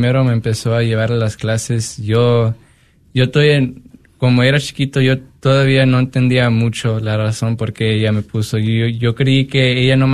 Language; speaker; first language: Spanish; early bilingual, heritage; Spanish